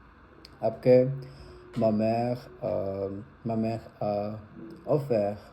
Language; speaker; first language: French; non-native, learner; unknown